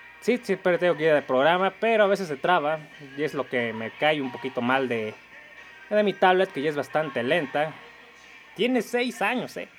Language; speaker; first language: Spanish; native; Spanish